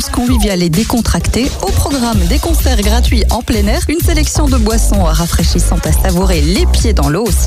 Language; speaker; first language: French; native; French